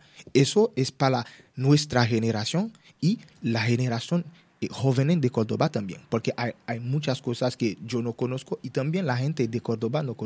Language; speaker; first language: Spanish; non-native, learner; Haitian Creole